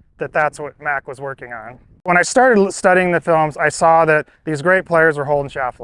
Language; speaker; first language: English; native; English